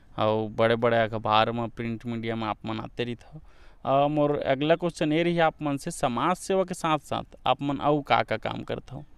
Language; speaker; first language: Hindi; native; Hindi